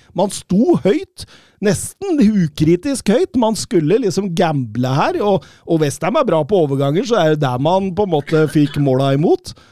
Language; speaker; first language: Norwegian; native; Norwegian